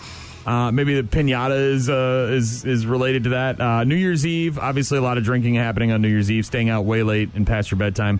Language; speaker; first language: English; native; English